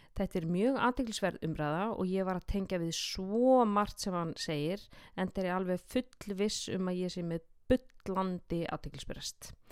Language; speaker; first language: Icelandic; native; Icelandic